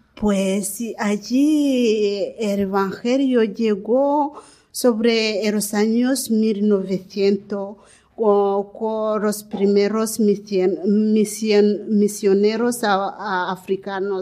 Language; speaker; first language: Spanish; non-native, learner; Kinyarwanda